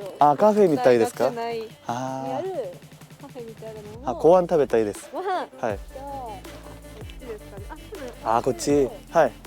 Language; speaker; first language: Japanese; non-native, learner; Korean